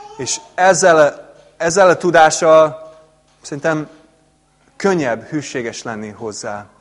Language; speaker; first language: Hungarian; non-native, fluent; English